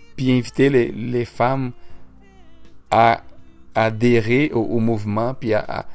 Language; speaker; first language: French; non-native, fluent; Portuguese